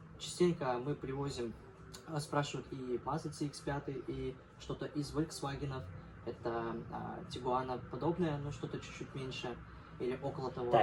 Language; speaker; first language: Russian; native; Russian